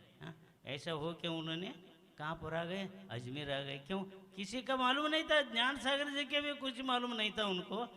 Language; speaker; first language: Hindi; non-native, local second language; Kannada